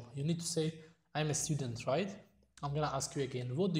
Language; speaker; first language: English; non-native, fluent; Tajik